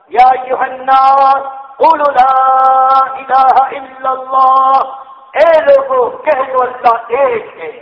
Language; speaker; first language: Urdu; native; Urdu